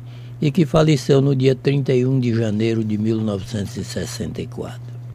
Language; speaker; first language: Portuguese; native; Portuguese